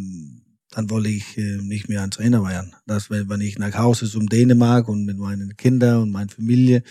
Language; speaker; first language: German; non-native, fluent; Danish